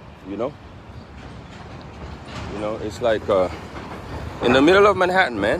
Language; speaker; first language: English; non-native, fluent; Wolof